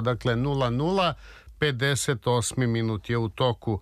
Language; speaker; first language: Serbian; native; Serbian